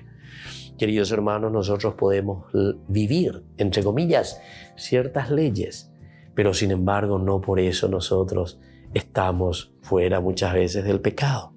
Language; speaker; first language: Spanish; native; Spanish